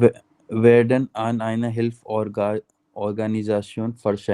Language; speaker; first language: German; non-native, learner; Hindi